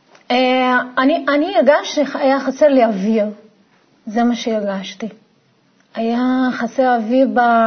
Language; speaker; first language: Hebrew; non-native, fluent; Portuguese